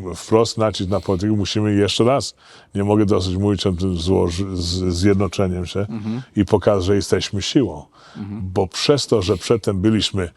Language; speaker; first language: Polish; early bilingual, heritage; Polish